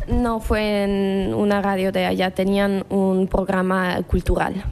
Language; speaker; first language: Spanish; non-native, fluent; German